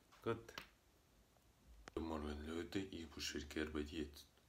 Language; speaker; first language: German; non-native, learner; Russian